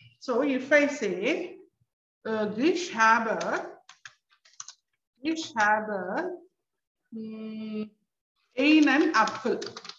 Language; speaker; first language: German; non-native, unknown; Tamil